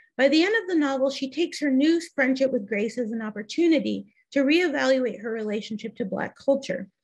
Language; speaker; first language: English; native; English